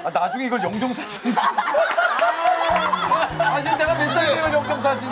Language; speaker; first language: Korean; native; Korean